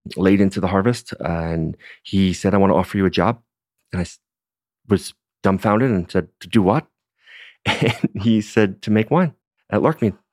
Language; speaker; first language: English; native; English